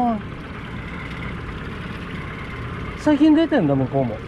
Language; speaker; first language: Japanese; native; Japanese